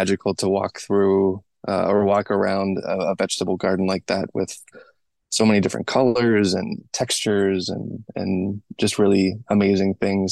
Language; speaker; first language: English; native; English